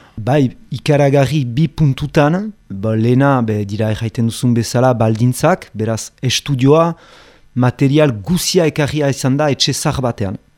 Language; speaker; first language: Basque; native; Basque